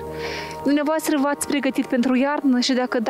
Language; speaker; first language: Romanian; native; Romanian